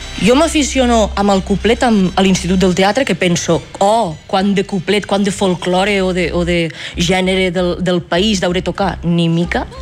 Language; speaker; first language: Catalan; native; Catalan